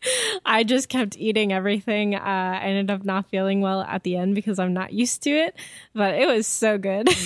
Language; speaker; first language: English; non-native, fluent; French